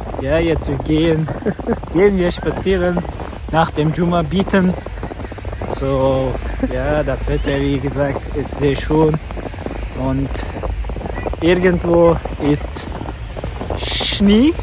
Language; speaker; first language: German; non-native, learner; Bangla